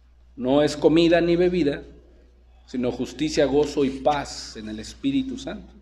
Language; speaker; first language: Spanish; native; Spanish